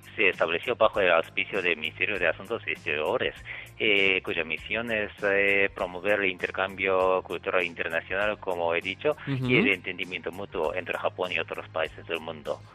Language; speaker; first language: Spanish; non-native, learner; Japanese